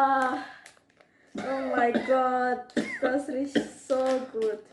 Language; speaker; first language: German; non-native, learner; Indonesian